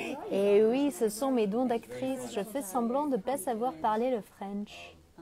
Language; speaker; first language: French; native; French